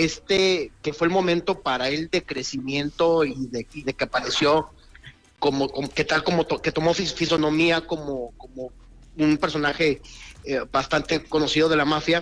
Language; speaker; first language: Spanish; native; Spanish